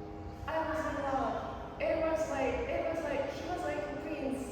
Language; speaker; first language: English; non-native, learner; Russian